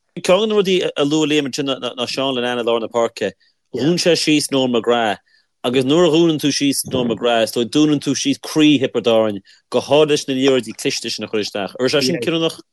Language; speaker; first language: Irish; native; Irish